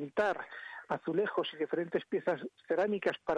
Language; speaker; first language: Spanish; native; Spanish